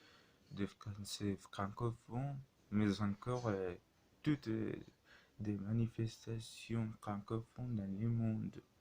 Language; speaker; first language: French; non-native, learner; Spanish